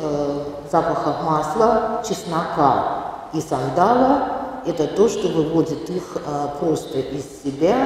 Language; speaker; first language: Russian; native; Russian